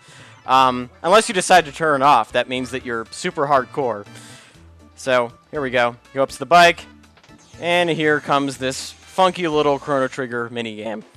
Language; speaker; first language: English; native; English